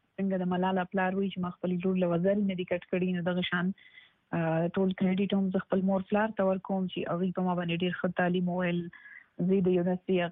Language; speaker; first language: Pashto; native; Pashto